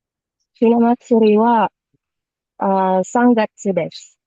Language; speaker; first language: Japanese; non-native, learner; Filipino